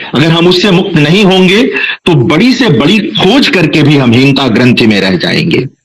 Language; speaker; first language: Hindi; non-native, local second language; Bhojpuri